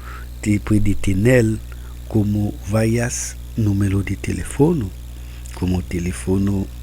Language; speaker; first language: Spanish; non-native, learner; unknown